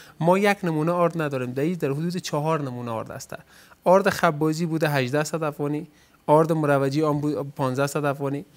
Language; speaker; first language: Persian; native; Persian